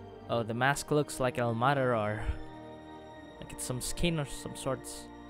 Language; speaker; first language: English; non-native, fluent; Vietnamese